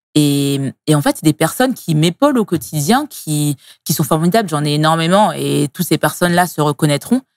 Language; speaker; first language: French; native; French